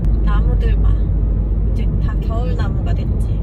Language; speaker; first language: Korean; native; Korean